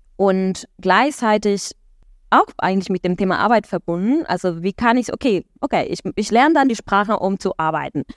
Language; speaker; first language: German; non-native, fluent; Spanish